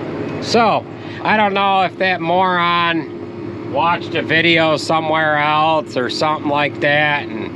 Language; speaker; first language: English; native; English